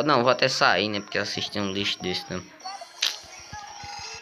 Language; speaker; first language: Portuguese; native; Portuguese